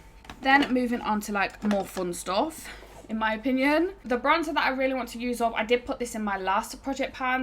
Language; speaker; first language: English; native; English